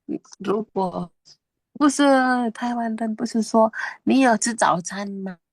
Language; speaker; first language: Chinese; non-native, learner; Indonesian